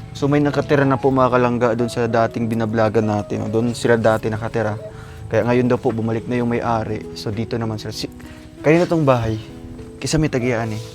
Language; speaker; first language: Filipino; non-native, local second language; Cebuano